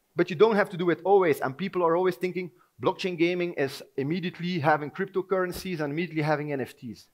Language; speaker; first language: English; non-native, fluent; Dutch